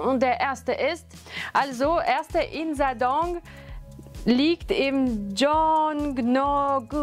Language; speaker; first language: German; non-native, fluent; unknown